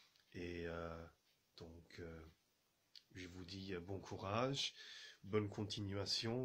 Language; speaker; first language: French; non-native, fluent; English